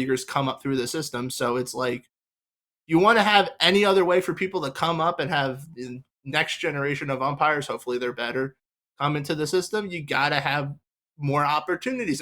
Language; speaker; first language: English; native; English